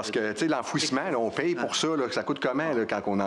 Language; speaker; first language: French; native; French